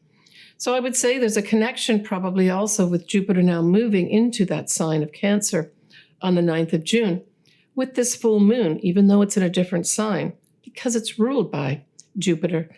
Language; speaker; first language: English; native; English